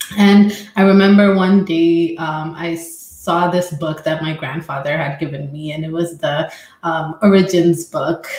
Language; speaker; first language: English; non-native, fluent; Amharic